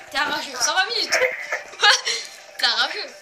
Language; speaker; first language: French; native; French